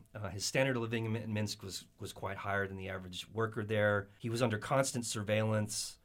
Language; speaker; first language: English; native; English